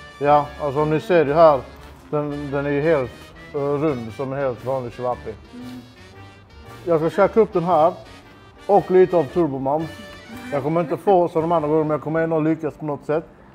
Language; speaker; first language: Swedish; native; Swedish